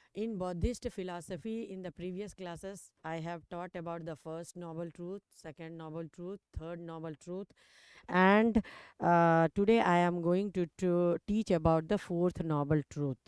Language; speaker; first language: English; non-native, local second language; Hindi